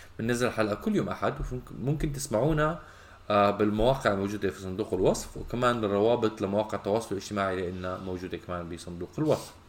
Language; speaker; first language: Arabic; native; Arabic